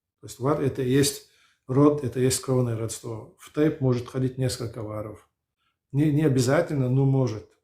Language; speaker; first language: Russian; non-native, local second language; Chechen